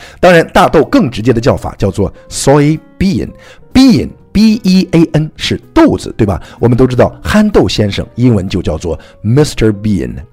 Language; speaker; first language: Chinese; native; Chinese